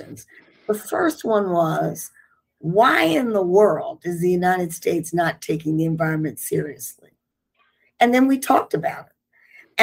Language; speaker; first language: English; native; English